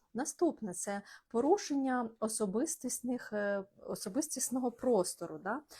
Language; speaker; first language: Ukrainian; non-native, local second language; Russian